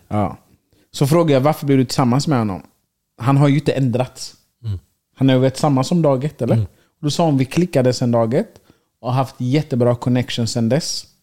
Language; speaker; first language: Swedish; early bilingual, other home language; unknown